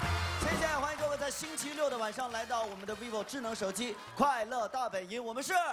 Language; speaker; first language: Chinese; native; Chinese